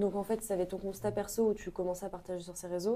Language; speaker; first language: French; native; French